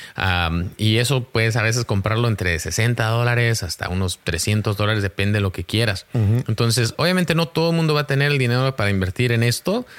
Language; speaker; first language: Spanish; early bilingual, heritage; Spanish